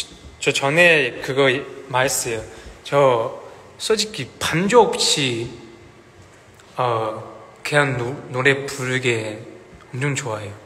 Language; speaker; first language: Korean; non-native, learner; Chinese